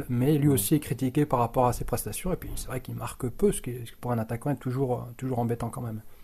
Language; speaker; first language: French; native; French